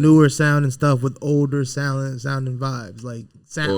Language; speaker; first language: English; native; English